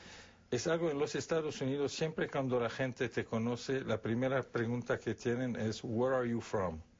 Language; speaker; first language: Spanish; non-native, fluent; Arabic